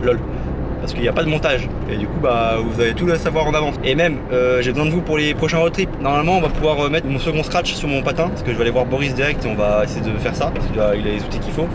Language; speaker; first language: French; native; French